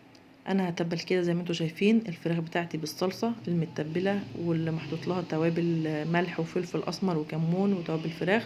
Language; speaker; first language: Arabic; native; Arabic